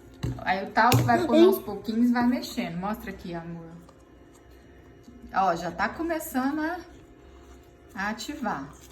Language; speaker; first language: Portuguese; native; Portuguese